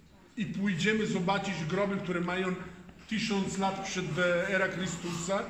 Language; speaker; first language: Polish; non-native, fluent; Italian